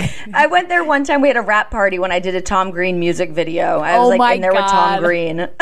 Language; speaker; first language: English; native; English